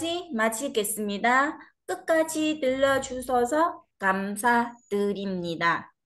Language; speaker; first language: Korean; non-native, learner; Vietnamese